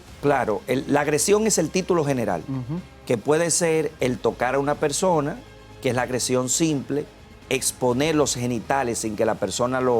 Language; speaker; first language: Spanish; native; Spanish